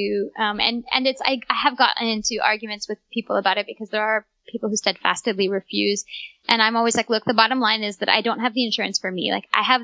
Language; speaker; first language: English; native; English